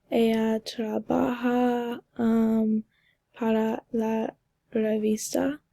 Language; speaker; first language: Spanish; non-native, learner; English